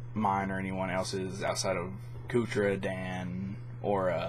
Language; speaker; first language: English; native; English